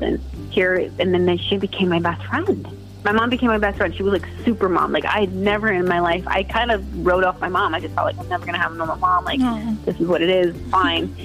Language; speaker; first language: English; native; English